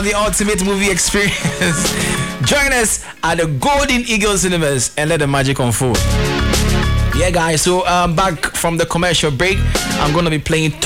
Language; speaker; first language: English; non-native, local second language; Ewe